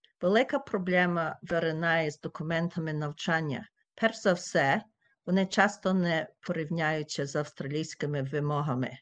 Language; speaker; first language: Ukrainian; early bilingual, heritage; Ukrainian